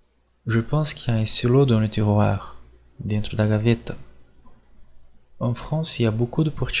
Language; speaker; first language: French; non-native, fluent; Portuguese